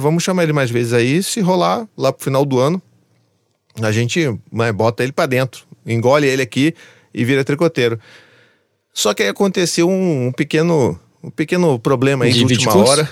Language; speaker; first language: Portuguese; native; Portuguese